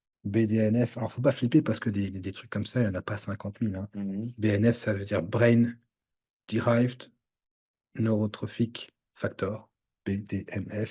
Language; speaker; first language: French; native; French